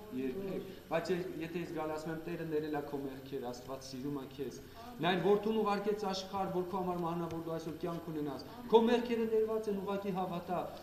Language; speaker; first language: Armenian; native; Armenian